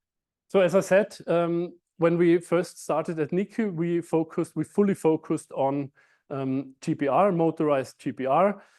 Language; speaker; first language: English; non-native, fluent; German